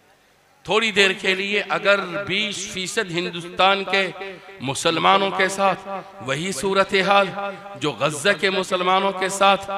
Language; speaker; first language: Urdu; native; Urdu